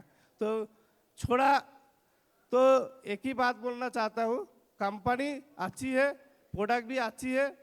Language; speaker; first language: Hindi; non-native, local second language; Bangla